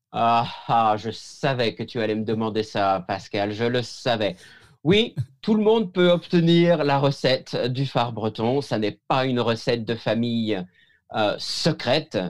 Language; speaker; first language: French; native; French